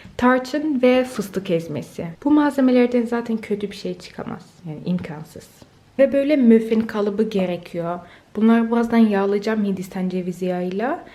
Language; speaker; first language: Turkish; native; Turkish